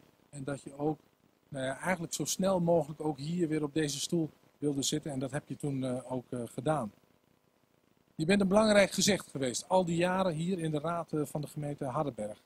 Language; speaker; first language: Dutch; native; Dutch